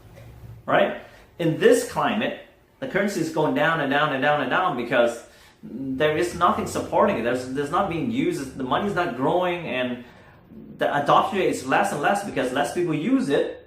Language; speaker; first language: English; non-native, fluent; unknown